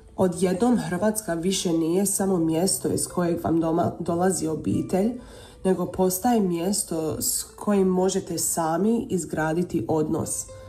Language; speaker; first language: Croatian; early bilingual, heritage; Croatian